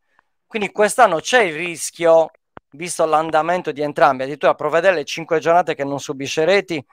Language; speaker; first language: Italian; native; Italian